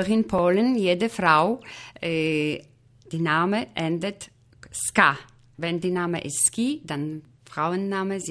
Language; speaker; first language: German; non-native, fluent; Polish